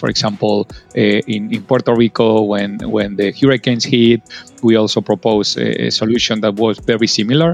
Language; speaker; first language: English; non-native, fluent; Spanish